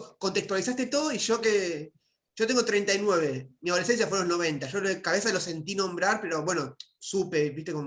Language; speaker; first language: Spanish; native; Spanish